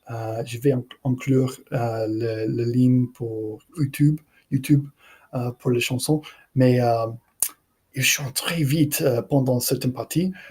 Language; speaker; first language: French; non-native, learner; English